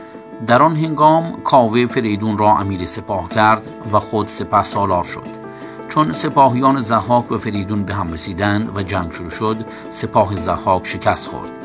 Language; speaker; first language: Persian; native; Persian